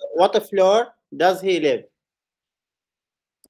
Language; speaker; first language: English; non-native, learner; Arabic